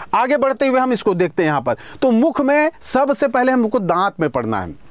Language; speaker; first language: Hindi; native; Hindi